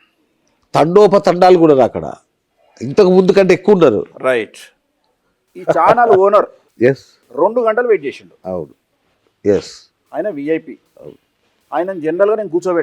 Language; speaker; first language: Telugu; native; Telugu